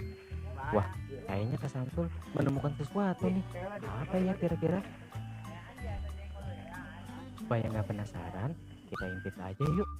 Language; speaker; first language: Indonesian; non-native, local second language; Sundanese